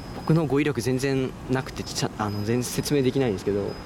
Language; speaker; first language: Japanese; native; Japanese